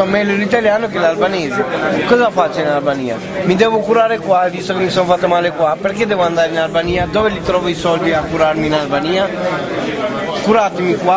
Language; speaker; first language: Italian; non-native, fluent; Albanian